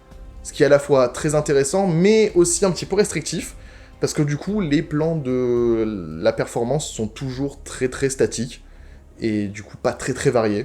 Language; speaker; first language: French; native; French